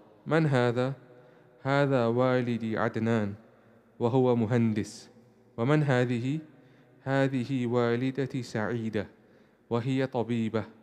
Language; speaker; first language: Arabic; non-native, fluent; English